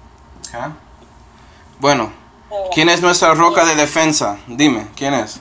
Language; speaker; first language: Spanish; non-native, fluent; English